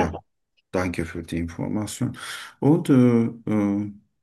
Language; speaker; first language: German; non-native, learner; Turkish